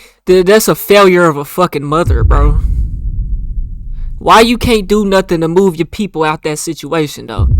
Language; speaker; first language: English; native; English